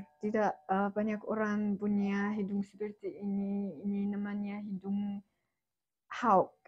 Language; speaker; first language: Indonesian; non-native, fluent; Arabic